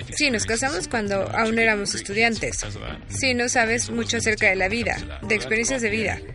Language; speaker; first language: Spanish; non-native, fluent; English